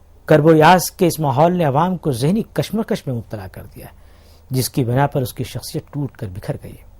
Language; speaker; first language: Urdu; native; Urdu